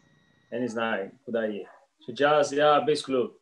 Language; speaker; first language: Ukrainian; non-native, learner; Portuguese